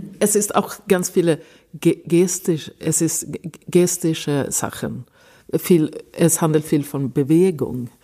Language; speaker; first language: German; non-native, fluent; Swedish